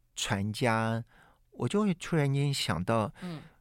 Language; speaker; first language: Chinese; native; Chinese